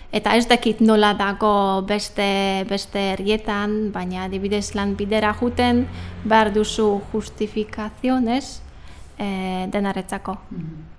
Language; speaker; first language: Basque; non-native, learner; Polish